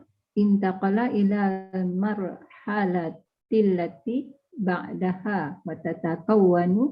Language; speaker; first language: Arabic; non-native, learner; Malay